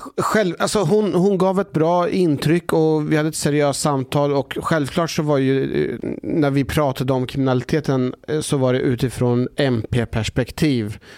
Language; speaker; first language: Swedish; early bilingual, other home language; Persian